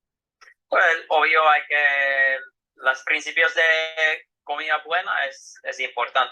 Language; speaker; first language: Spanish; non-native, fluent; Finnish